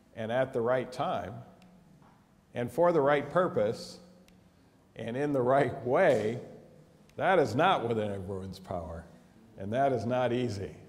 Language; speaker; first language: English; native; English